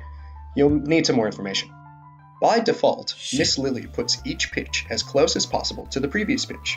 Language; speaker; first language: English; native; English